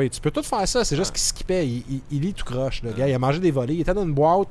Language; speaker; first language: French; native; French